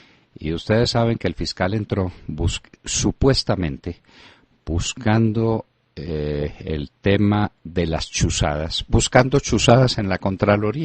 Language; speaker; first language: Spanish; native; Spanish